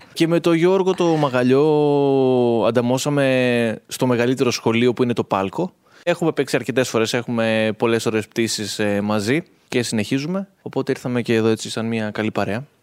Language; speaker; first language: Greek; native; Greek